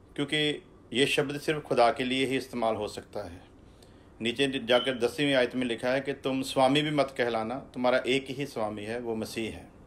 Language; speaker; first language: Hindi; non-native, local second language; Punjabi